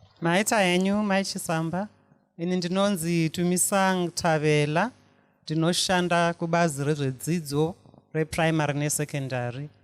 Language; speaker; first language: Shona; non-native, local second language; North Ndebele